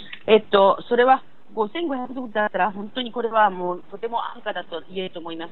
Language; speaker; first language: Japanese; native; Japanese